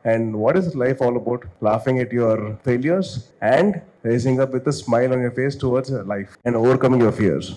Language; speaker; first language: English; non-native, local second language; Telugu